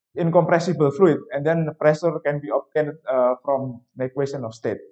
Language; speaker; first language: English; non-native, fluent; Indonesian